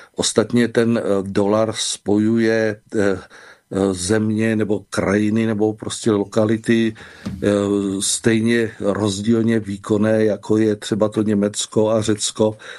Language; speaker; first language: Czech; native; Czech